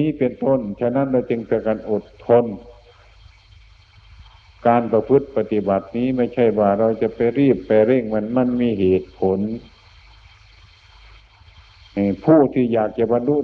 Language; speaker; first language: Thai; native; Thai